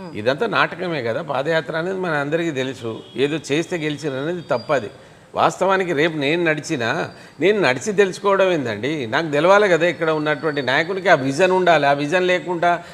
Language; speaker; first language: Telugu; non-native, local second language; Lambadi